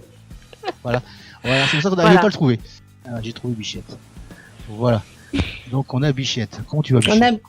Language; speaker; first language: French; native; French